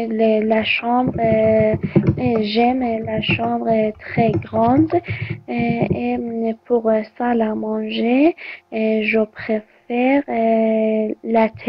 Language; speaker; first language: French; non-native, learner; Persian